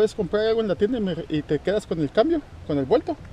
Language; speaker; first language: Spanish; native; Spanish